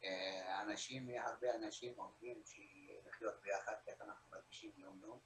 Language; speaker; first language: Hebrew; non-native, local second language; Arabic